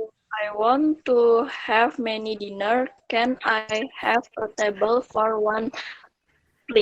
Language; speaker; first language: English; non-native, learner; Indonesian